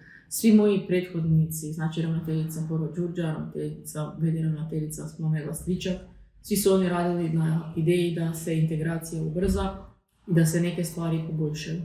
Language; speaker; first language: Croatian; native; Croatian